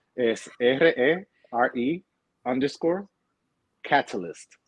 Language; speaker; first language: Spanish; early bilingual, heritage; Spanish